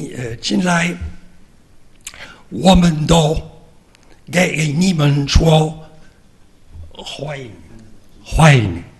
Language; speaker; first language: Chinese; non-native, learner; French